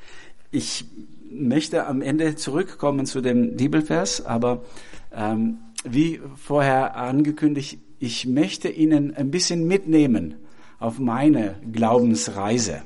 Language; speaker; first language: German; non-native, fluent; Albanian